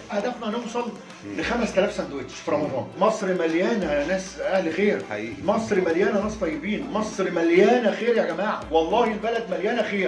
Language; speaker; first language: Arabic; native; Arabic